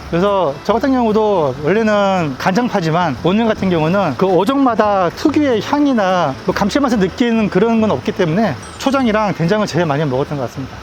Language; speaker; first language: Korean; native; Korean